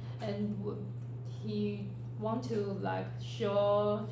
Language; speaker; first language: English; non-native, learner; Chinese